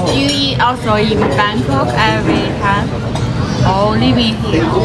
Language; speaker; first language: English; non-native, learner; Thai